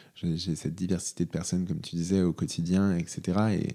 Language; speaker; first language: French; native; French